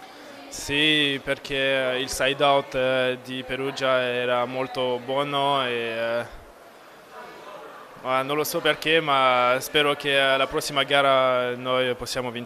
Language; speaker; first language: Italian; non-native, fluent; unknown